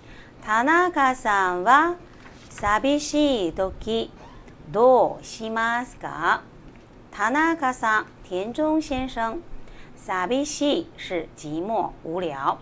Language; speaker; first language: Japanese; non-native, fluent; Chinese